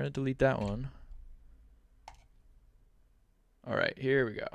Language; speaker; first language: English; native; English